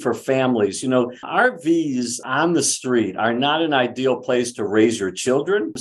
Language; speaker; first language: English; native; English